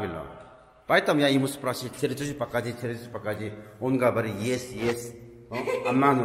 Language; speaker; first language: Russian; non-native, learner; Korean